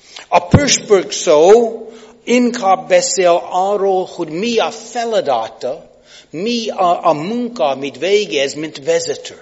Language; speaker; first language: Hungarian; non-native, fluent; English